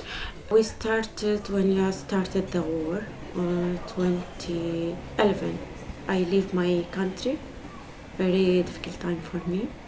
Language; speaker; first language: English; non-native, learner; Arabic